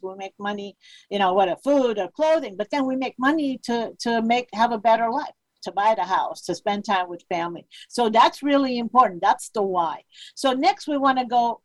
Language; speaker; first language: English; non-native, fluent; Armenian